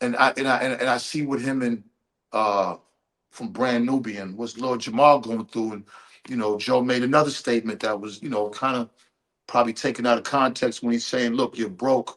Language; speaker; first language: English; native; English